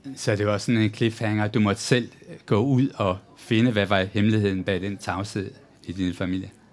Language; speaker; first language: Danish; native; Danish